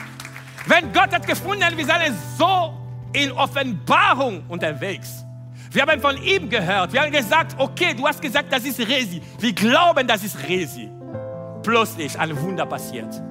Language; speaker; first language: German; non-native, fluent; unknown